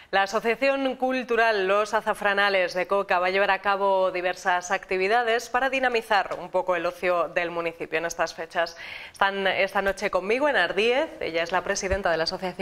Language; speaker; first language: Spanish; native; Spanish